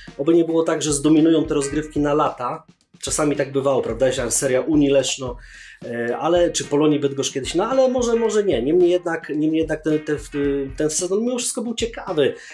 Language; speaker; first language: Polish; native; Polish